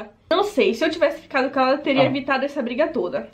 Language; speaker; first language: Portuguese; native; Portuguese